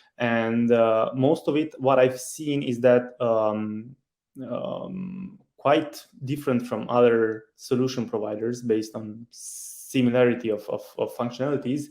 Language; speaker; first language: English; non-native, fluent; Romanian